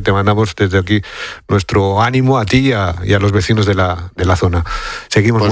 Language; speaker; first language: Spanish; native; Spanish